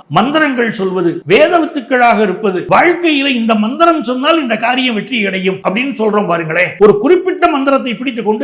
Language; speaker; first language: Tamil; native; Tamil